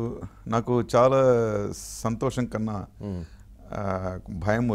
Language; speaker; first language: Telugu; non-native, learner; Tamil